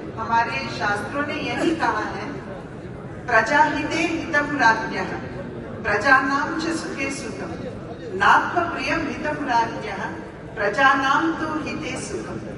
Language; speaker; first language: Hindi; non-native, local second language; Telugu